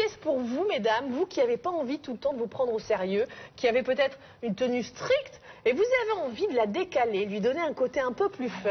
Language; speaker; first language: French; native; French